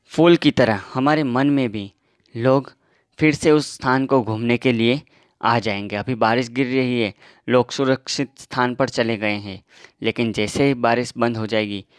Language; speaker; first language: Hindi; non-native, local second language; Gujarati